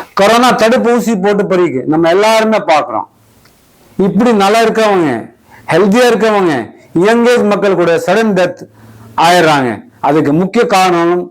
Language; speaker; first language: Tamil; non-native, local second language; Hindi